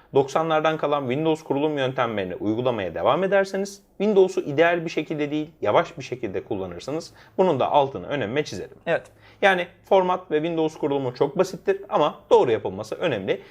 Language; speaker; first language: Turkish; native; Turkish